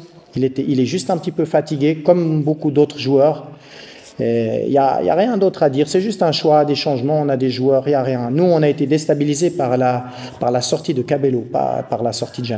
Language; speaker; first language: French; native; French